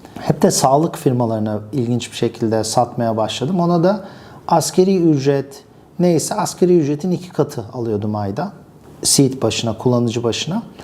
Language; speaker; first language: Turkish; early bilingual, other home language; English